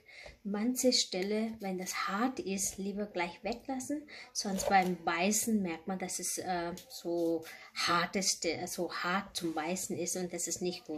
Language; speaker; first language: German; non-native, learner; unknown